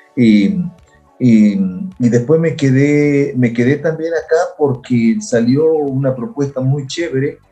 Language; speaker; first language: Spanish; native; Spanish